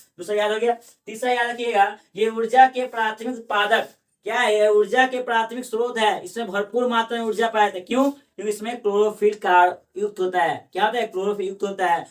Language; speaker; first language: Hindi; native; Hindi